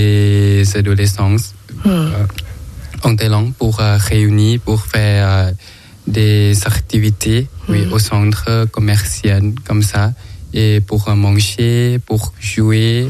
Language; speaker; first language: French; non-native, learner; Thai